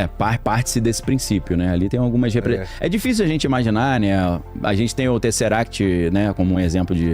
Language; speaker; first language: Portuguese; native; Portuguese